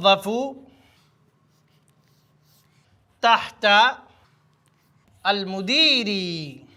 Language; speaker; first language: Arabic; non-native, fluent; Urdu